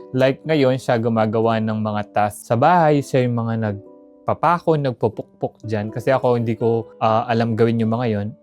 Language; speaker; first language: Filipino; native; Filipino